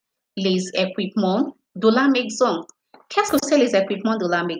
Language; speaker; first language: French; non-native, fluent; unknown